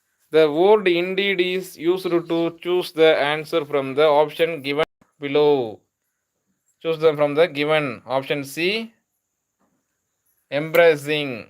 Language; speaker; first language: English; non-native, local second language; Tamil